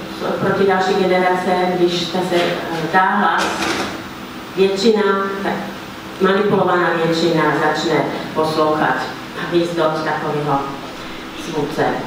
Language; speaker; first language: Czech; non-native, fluent; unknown